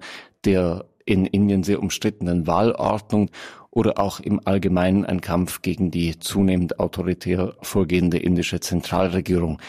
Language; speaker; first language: German; native; German